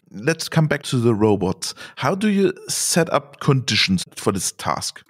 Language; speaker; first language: English; non-native, fluent; German